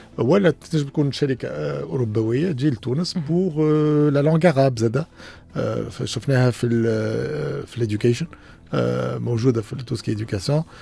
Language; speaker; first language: French; non-native, local second language; Arabic